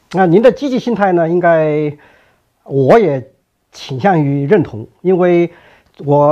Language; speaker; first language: Chinese; native; Chinese